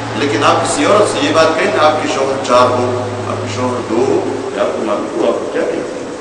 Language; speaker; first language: Urdu; non-native, local second language; Pashto